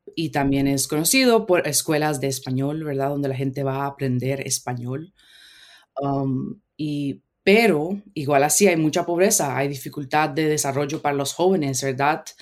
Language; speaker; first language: Spanish; early bilingual, heritage; Spanish